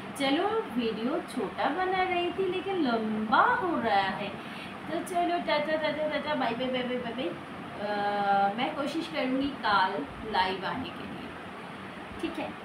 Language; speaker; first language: Hindi; non-native, local second language; Bangla